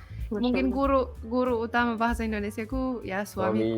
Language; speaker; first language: Indonesian; non-native, fluent; Finnish